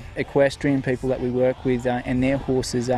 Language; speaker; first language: English; native; English